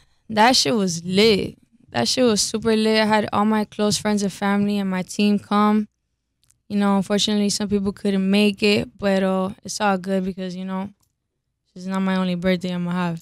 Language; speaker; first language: English; early bilingual, other home language; Spanish